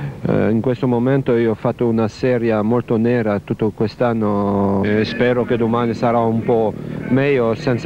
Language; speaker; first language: Italian; non-native, fluent; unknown